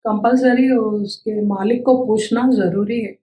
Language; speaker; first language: Hindi; non-native, local second language; Telugu